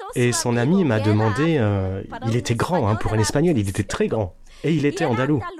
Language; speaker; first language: French; non-native, fluent; Spanish